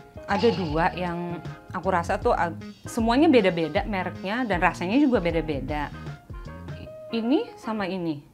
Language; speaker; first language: Indonesian; native; Indonesian